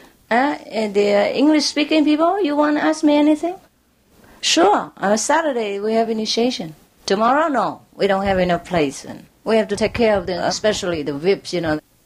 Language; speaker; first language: English; non-native, fluent; Vietnamese